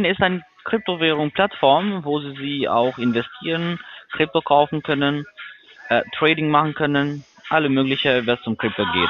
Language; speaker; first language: German; non-native, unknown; Turkish